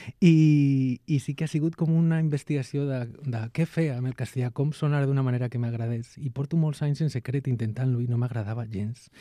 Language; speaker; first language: Catalan; non-native, local second language; Spanish